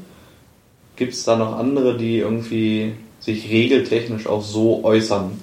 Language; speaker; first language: German; native; German